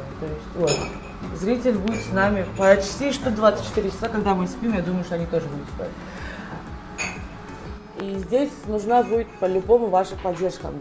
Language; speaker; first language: Russian; non-native, local second language; Uzbek